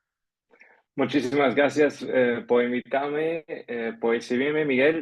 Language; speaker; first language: Spanish; non-native, fluent; German